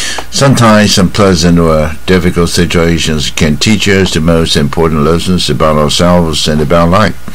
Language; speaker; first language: English; non-native, fluent; Chinese